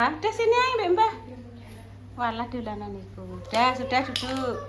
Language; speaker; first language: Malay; non-native, local second language; Javanese